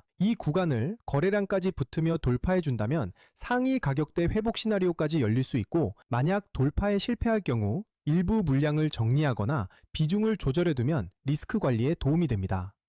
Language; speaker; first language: Korean; native; Korean